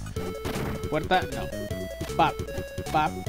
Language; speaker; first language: Spanish; native; Spanish